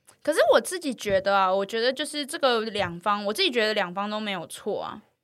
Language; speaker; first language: Chinese; native; Chinese